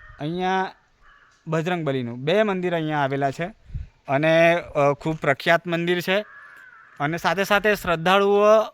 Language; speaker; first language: Gujarati; non-native, local second language; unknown